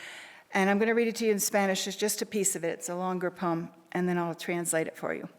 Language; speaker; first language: English; native; English